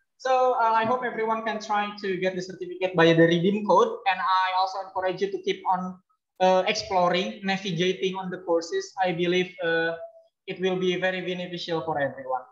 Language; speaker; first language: English; non-native, fluent; Indonesian